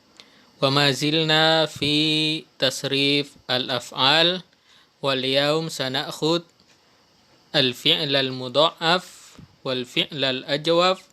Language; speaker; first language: Arabic; non-native, fluent; Indonesian